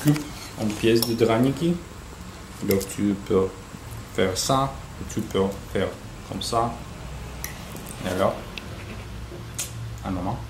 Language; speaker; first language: French; non-native, learner; Russian